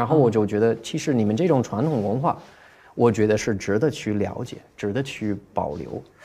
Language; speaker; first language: Chinese; non-native, fluent; English